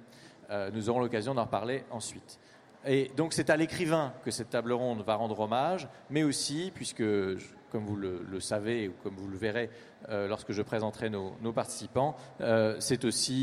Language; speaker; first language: French; native; French